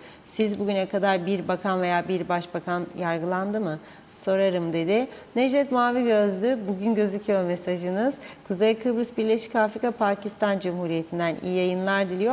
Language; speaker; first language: Turkish; native; Turkish